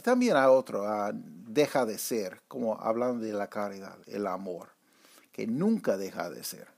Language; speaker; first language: Spanish; non-native, fluent; English